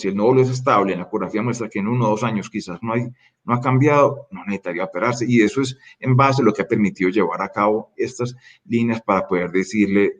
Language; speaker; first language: Spanish; native; Spanish